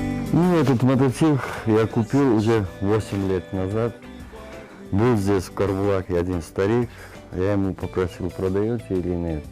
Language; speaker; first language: Russian; non-native, local second language; Georgian